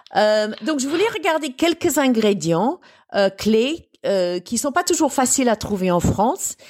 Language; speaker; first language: French; non-native, fluent; English